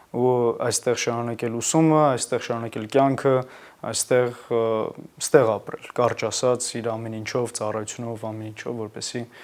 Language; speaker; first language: Armenian; native; Armenian